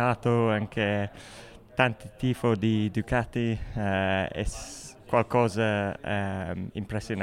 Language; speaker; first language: Italian; non-native, learner; English